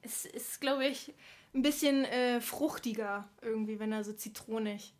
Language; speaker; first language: German; native; German